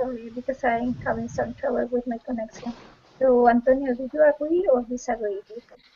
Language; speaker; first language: English; non-native, fluent; Spanish